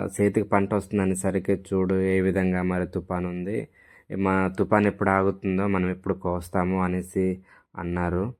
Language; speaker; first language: Telugu; non-native, local second language; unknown